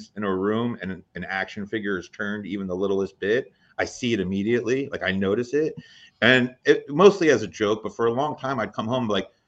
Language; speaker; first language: English; native; English